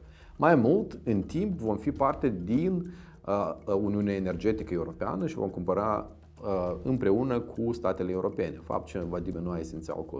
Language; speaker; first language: Romanian; native; Romanian